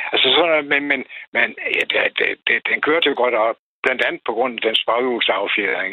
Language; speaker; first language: Danish; non-native, fluent; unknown